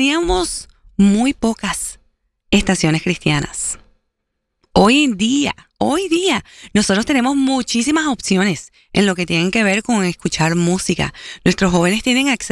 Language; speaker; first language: Spanish; early bilingual, heritage; Spanish